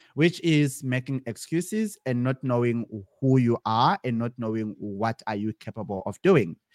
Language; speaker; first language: English; non-native, local second language; Shona